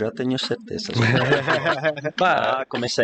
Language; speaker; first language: Portuguese; non-native, fluent; Italian